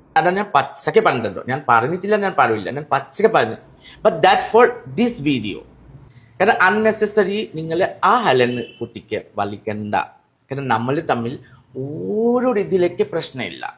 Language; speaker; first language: Malayalam; non-native, fluent; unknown